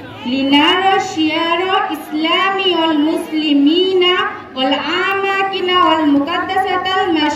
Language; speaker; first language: Arabic; non-native, learner; Bangla